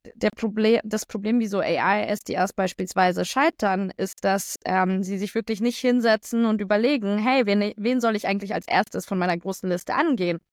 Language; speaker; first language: German; early bilingual, other home language; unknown